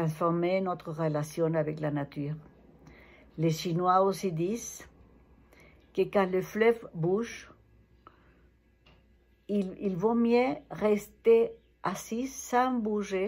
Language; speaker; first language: French; non-native, fluent; Spanish